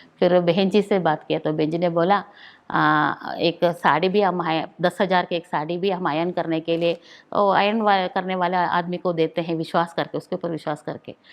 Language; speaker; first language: Hindi; non-native, local second language; Malayalam